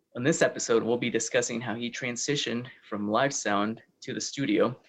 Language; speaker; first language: English; early bilingual, other home language; Spanish